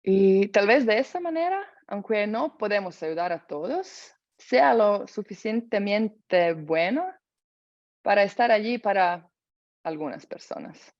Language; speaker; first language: Spanish; non-native, fluent; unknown